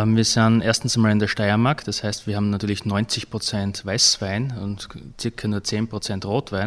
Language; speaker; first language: German; native; German